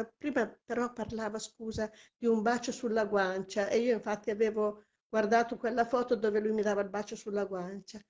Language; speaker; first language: Italian; native; Italian